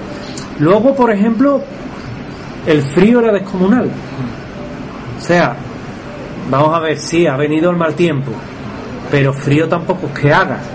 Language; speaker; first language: Spanish; native; Spanish